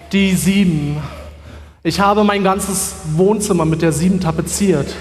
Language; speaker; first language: German; native; German